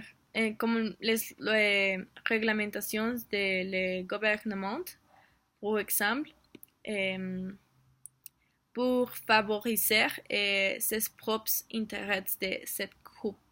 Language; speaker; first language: French; non-native, learner; Spanish